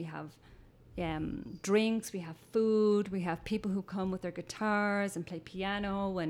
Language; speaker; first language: English; native; English